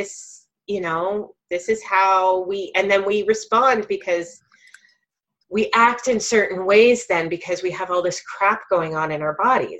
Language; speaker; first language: English; native; English